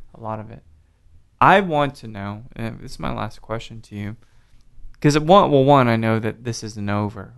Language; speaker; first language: English; native; English